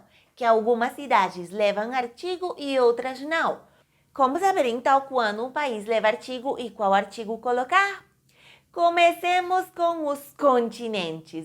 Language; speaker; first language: Portuguese; non-native, fluent; Spanish